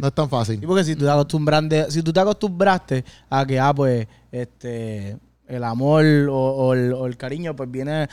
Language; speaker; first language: Spanish; native; Spanish